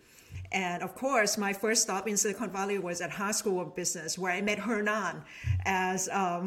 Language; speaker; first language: English; non-native, fluent; Thai